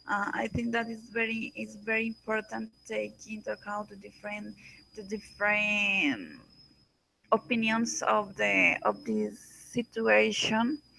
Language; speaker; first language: English; non-native, learner; Spanish